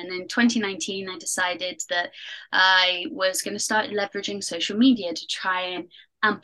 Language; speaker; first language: English; native; English